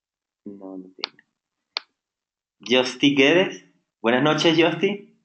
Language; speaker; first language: Spanish; native; Spanish